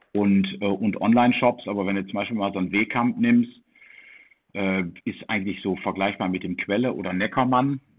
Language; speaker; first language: German; early bilingual, heritage; Dutch